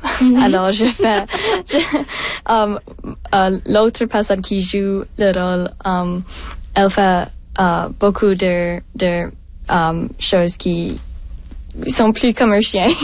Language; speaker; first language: French; non-native, local second language; English